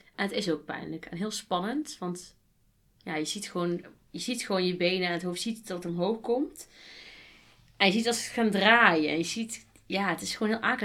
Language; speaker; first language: Dutch; native; Dutch